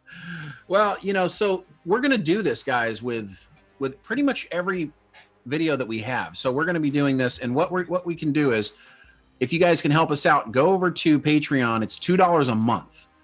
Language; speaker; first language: English; native; English